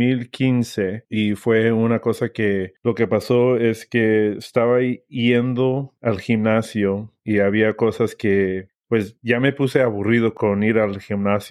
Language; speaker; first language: Spanish; early bilingual, heritage; English